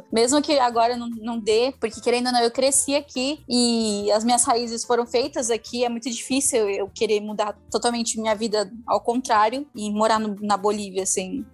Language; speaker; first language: Portuguese; non-native, local second language; Spanish